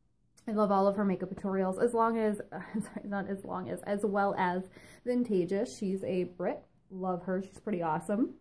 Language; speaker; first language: English; native; English